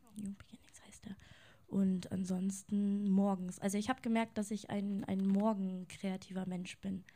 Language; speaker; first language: German; native; German